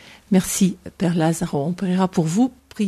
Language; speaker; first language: French; native; French